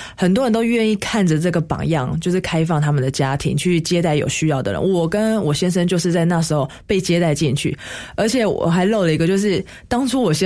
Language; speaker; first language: Chinese; native; Chinese